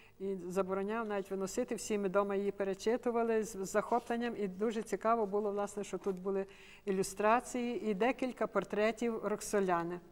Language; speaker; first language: Ukrainian; native; Ukrainian